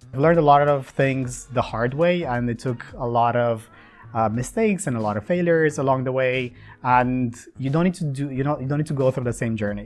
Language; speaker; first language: English; non-native, fluent; Romanian